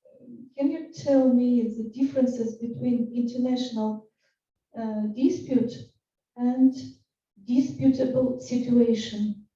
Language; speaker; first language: English; non-native, fluent; Russian